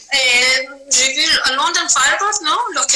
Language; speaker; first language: French; non-native, fluent; Azerbaijani